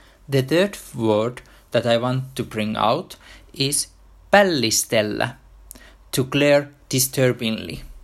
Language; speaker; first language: English; non-native, fluent; Finnish